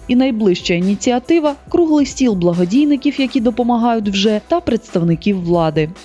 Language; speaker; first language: Ukrainian; native; Ukrainian